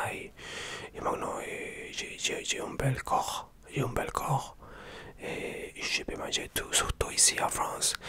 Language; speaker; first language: French; non-native, learner; Spanish